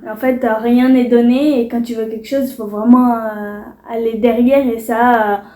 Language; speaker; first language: French; early bilingual, other home language; Portuguese